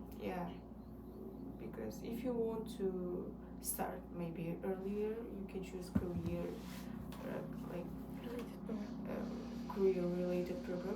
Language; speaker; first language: English; non-native, learner; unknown